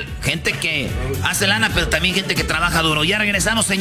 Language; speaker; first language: Spanish; native; Spanish